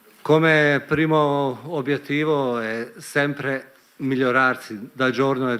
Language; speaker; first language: Italian; non-native, fluent; Bosnian